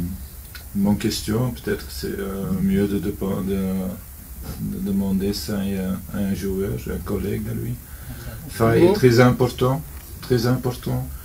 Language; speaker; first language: French; non-native, local second language; Dutch